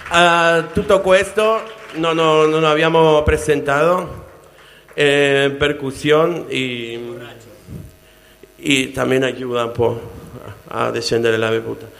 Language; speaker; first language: Italian; non-native, learner; Spanish